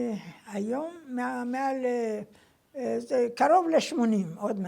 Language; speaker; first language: Hebrew; non-native, fluent; Persian